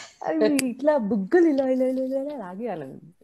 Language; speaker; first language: Telugu; native; Telugu